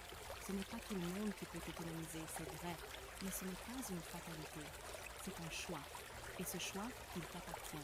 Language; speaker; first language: French; native; French